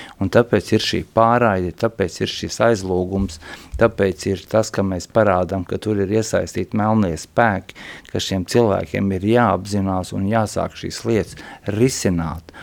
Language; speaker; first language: Latvian; non-native, local second language; Russian